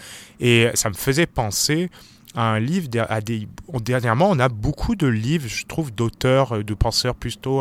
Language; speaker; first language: French; native; French